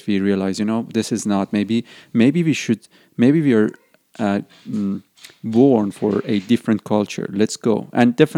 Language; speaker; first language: English; non-native, fluent; Persian